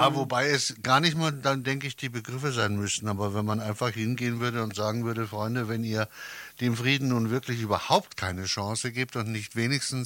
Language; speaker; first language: German; native; German